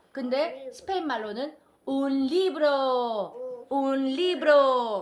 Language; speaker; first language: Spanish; non-native, learner; Korean